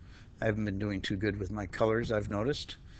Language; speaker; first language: English; native; English